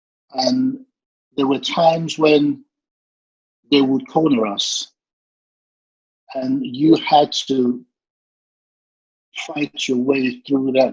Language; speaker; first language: English; native; English